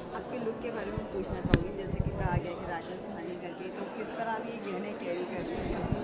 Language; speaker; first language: Hindi; native; Hindi